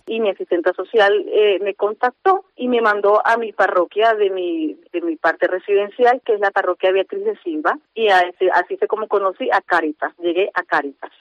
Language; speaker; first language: Spanish; native; Spanish